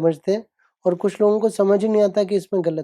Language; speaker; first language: Hindi; native; Hindi